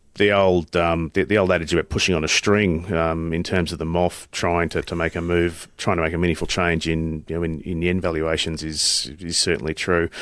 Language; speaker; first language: English; native; English